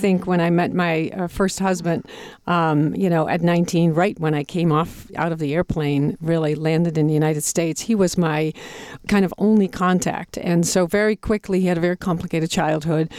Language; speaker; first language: English; non-native, fluent; Dutch